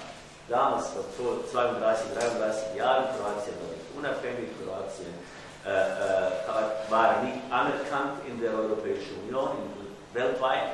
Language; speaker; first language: German; non-native, fluent; Croatian